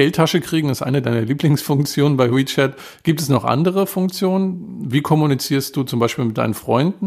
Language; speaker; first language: German; native; German